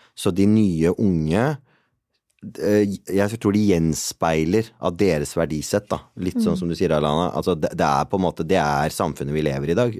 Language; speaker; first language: Norwegian; early bilingual, other home language; Punjabi